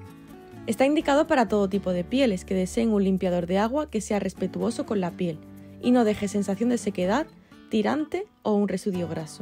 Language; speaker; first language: Spanish; native; Spanish